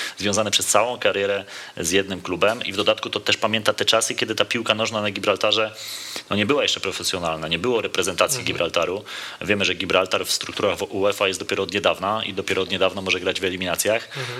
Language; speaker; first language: Polish; native; Polish